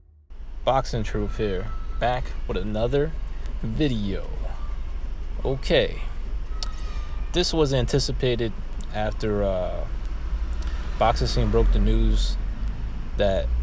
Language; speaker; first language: English; native; English